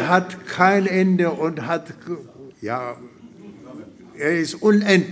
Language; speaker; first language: German; non-native, fluent; Russian